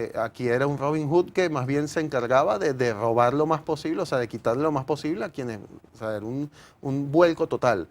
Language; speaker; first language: Spanish; native; Spanish